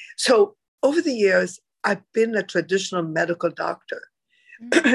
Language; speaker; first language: English; non-native, fluent; Arabic